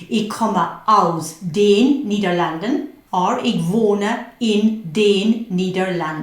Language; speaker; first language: German; non-native, fluent; English